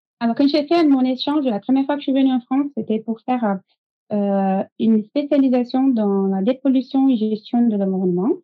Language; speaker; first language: French; non-native, fluent; Portuguese